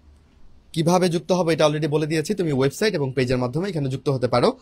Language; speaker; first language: Bangla; native; Bangla